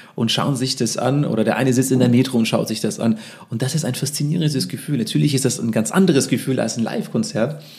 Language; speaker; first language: German; early bilingual, other home language; Russian